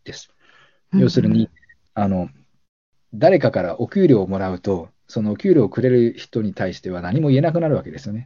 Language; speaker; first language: Japanese; native; Japanese